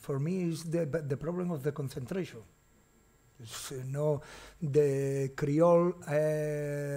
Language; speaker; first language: English; non-native, learner; Portuguese